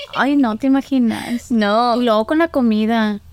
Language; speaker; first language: Spanish; early bilingual, heritage; Spanish